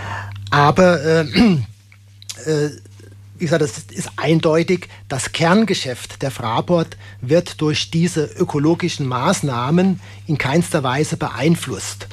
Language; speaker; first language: German; native; German